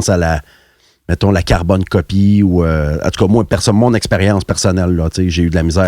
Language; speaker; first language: French; native; French